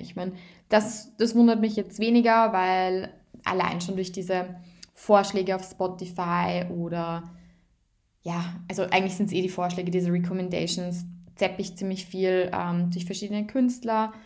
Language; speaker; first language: German; native; German